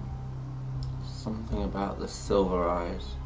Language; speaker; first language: English; native; English